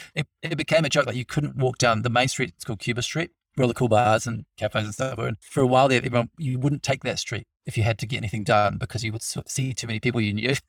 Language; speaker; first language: English; native; English